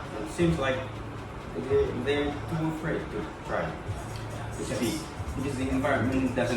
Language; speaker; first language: English; non-native, local second language; Indonesian